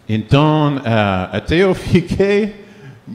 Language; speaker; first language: Portuguese; non-native, fluent; English